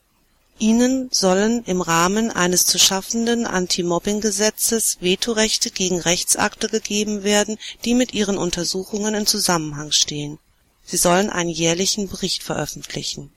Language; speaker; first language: German; native; German